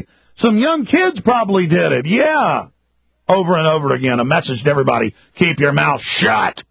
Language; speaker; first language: English; native; English